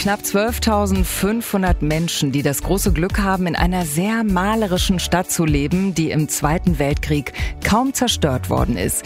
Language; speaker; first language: German; native; German